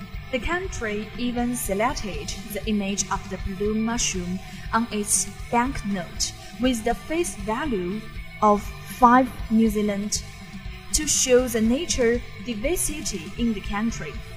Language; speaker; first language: English; non-native, fluent; Chinese